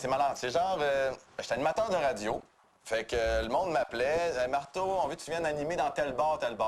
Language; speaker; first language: French; native; French